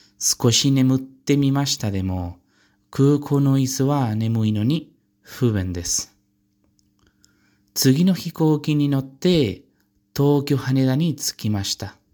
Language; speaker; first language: Japanese; non-native, learner; Spanish